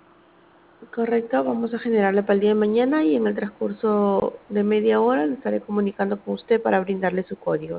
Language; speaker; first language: Spanish; native; Spanish